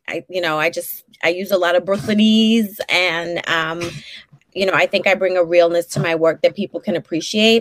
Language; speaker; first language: English; native; English